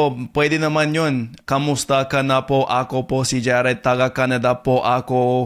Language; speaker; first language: Filipino; non-native, fluent; English